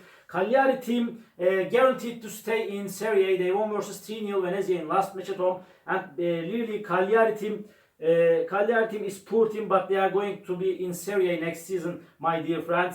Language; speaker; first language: English; non-native, learner; Turkish